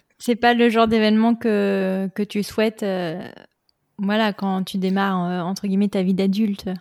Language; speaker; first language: French; native; French